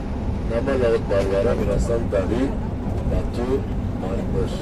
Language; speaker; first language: Indonesian; non-native, fluent; Turkish